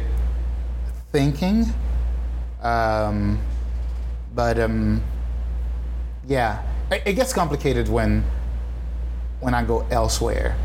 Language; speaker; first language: English; non-native, fluent; Haitian Creole